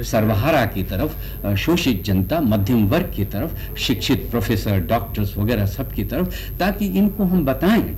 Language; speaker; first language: Hindi; native; Hindi